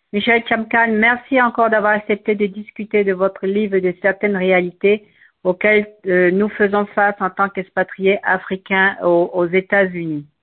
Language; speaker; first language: French; non-native, local second language; Bambara